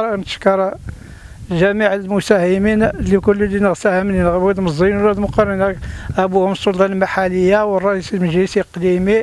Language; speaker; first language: Arabic; non-native, local second language; Tachelhit